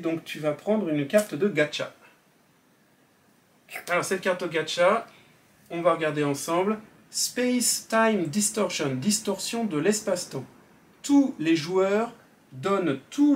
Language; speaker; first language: French; native; French